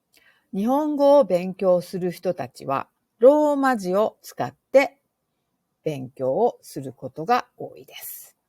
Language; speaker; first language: Japanese; non-native, fluent; English